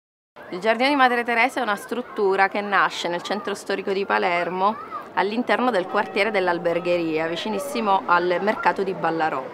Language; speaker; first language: Italian; native; Italian